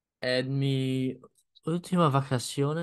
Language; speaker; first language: Spanish; non-native, learner; English